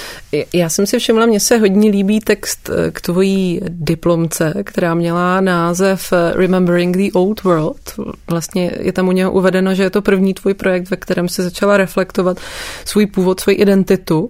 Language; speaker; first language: Czech; native; Czech